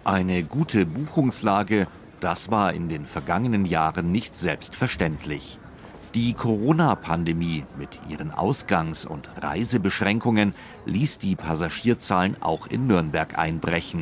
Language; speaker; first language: German; native; German